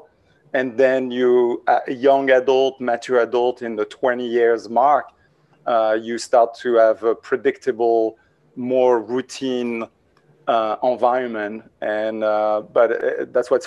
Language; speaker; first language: English; non-native, fluent; French